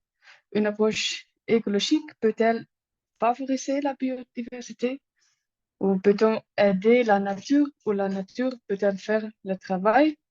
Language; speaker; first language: French; non-native, learner; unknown